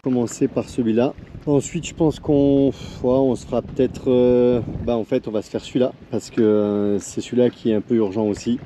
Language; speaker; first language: French; native; French